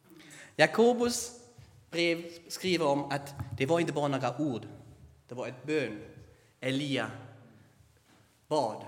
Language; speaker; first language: Swedish; non-native, fluent; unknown